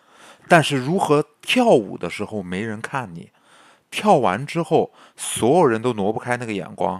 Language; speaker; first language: Chinese; native; Chinese